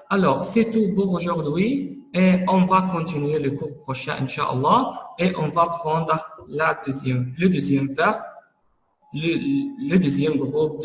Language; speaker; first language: French; non-native, fluent; Arabic